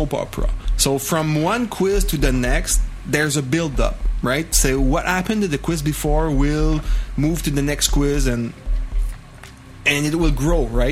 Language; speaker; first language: English; non-native, fluent; French